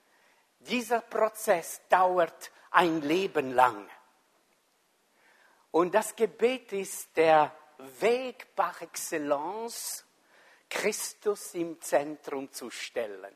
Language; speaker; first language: German; non-native, fluent; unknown